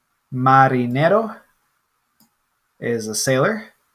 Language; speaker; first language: English; native; English